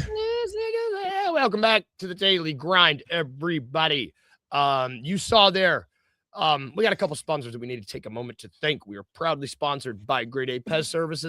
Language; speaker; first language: English; native; English